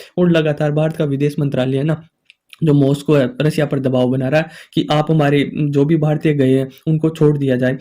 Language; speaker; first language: Hindi; native; Hindi